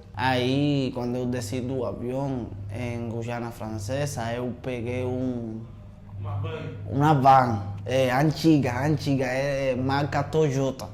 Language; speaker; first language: Portuguese; non-native, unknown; Spanish